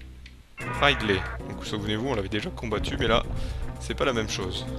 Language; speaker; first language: French; native; French